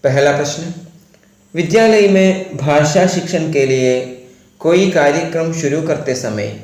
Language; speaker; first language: Hindi; non-native, local second language; Malayalam